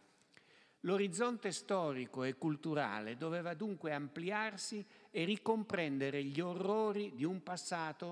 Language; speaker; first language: Italian; native; Italian